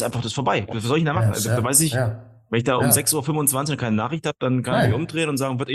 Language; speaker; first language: German; native; German